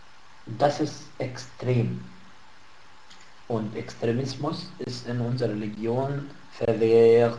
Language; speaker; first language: German; non-native, fluent; Arabic